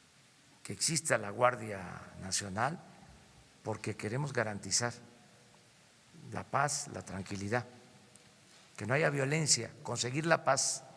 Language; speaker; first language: Spanish; native; Spanish